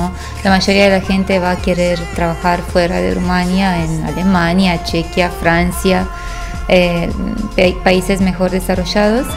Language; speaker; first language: Spanish; non-native, fluent; Romanian